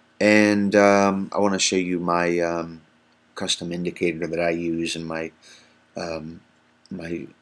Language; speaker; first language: English; native; English